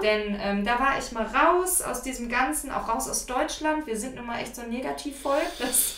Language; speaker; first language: German; native; German